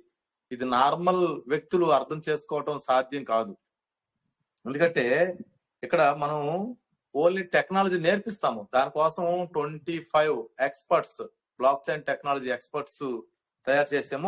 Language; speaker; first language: Telugu; native; Telugu